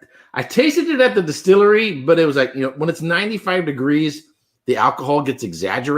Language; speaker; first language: English; native; English